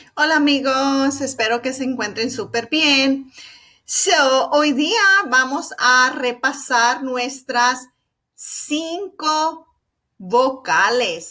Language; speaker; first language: Spanish; early bilingual, heritage; Spanish